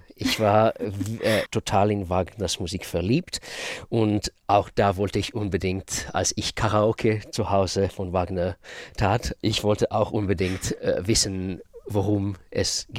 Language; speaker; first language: German; non-native, fluent; Russian